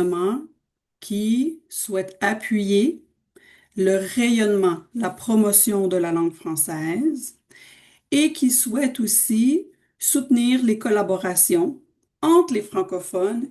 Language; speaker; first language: French; native; French